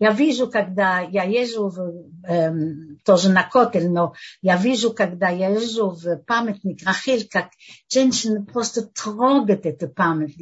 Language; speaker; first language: Russian; early bilingual, heritage; Russian